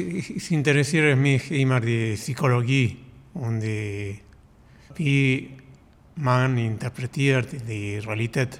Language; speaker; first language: German; non-native, learner; Spanish